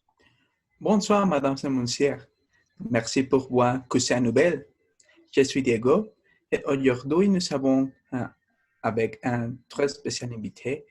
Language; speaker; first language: French; non-native, learner; Spanish